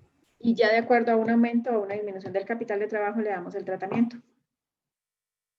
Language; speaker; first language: Spanish; native; Spanish